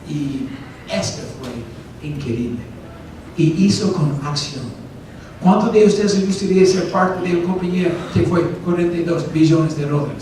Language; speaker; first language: Spanish; non-native, fluent; English